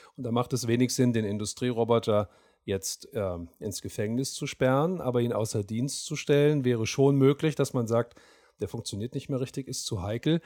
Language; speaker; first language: German; native; German